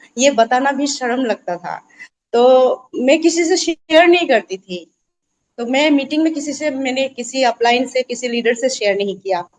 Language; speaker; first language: Hindi; non-native, local second language; Assamese